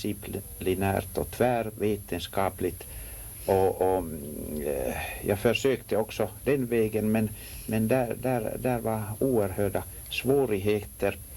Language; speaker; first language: Swedish; non-native, local second language; Finnish